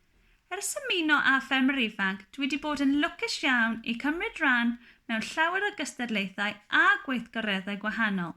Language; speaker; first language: Welsh; non-native, local second language; English